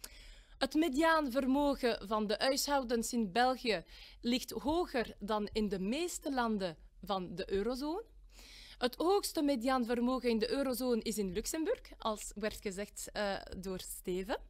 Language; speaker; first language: Dutch; non-native, local second language; French